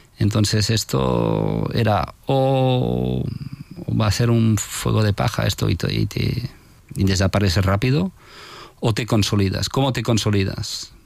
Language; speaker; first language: Spanish; non-native, fluent; French